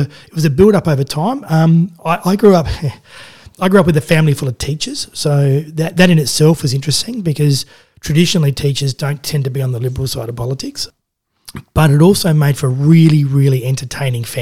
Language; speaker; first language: English; native; English